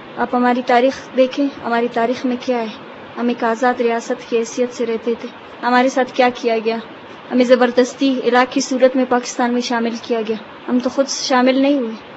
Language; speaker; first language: Urdu; non-native, local second language; Baluchi